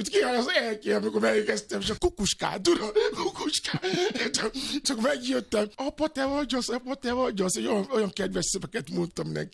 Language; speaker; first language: Hungarian; non-native, learner; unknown